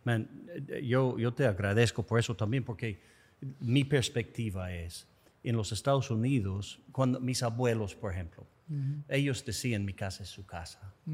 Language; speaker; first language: Spanish; non-native, fluent; English